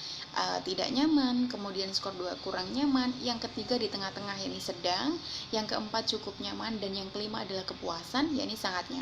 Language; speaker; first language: Indonesian; native; Indonesian